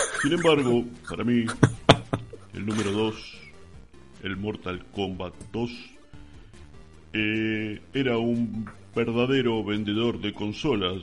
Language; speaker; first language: Spanish; native; Spanish